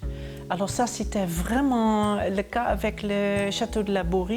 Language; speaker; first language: French; non-native, fluent; Dutch